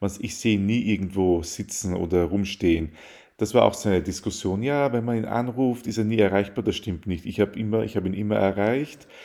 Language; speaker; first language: German; early bilingual, other home language; Arabic